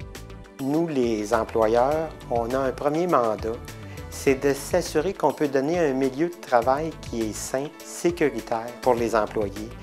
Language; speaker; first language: French; native; French